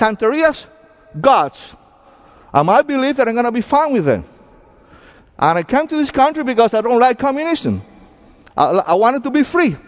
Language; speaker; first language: English; non-native, fluent; Spanish